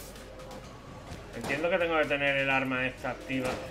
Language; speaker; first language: Spanish; native; Spanish